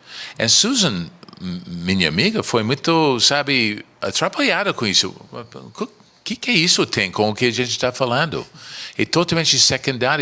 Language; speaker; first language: Portuguese; non-native, learner; English